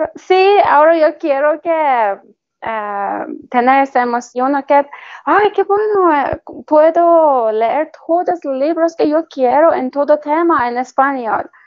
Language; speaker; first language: Spanish; non-native, learner; Persian